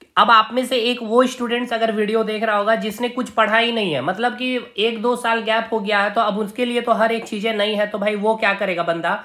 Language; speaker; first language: Hindi; native; Hindi